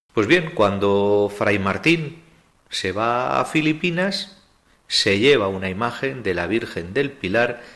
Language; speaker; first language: Spanish; native; Spanish